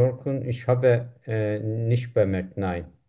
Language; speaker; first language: German; non-native, learner; Turkish